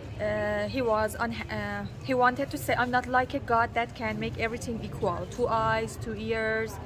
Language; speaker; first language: English; non-native, fluent; Persian